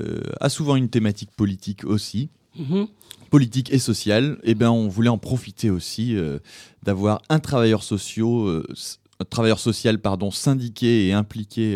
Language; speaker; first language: French; native; French